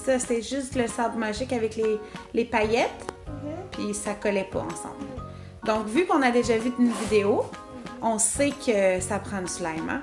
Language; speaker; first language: French; native; French